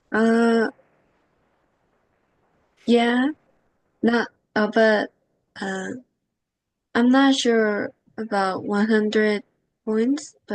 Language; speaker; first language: English; non-native, learner; Korean